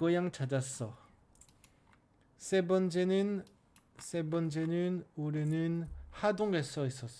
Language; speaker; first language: Korean; non-native, learner; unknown